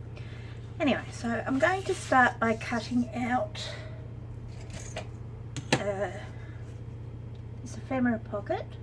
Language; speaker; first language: English; native; English